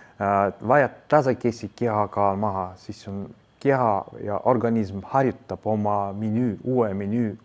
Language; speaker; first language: Estonian; non-native, learner; Russian